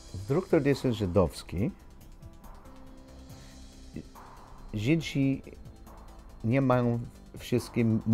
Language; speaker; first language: Polish; non-native, learner; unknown